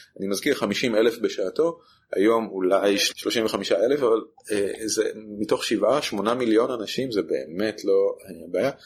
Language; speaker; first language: Hebrew; native; Hebrew